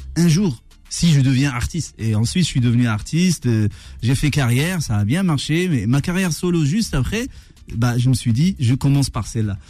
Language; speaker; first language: French; non-native, local second language; Arabic